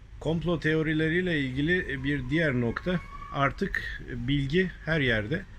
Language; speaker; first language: Turkish; native; Turkish